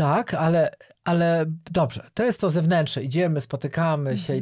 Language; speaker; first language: Polish; native; Polish